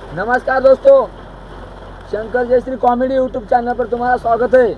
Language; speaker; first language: Hindi; non-native, local second language; Marathi